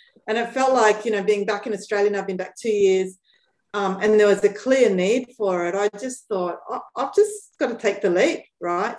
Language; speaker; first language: English; native; English